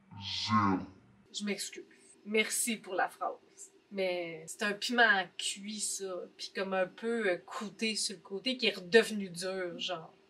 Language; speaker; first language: French; native; French